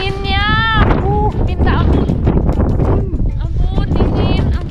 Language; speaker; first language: Indonesian; non-native, fluent; Spanish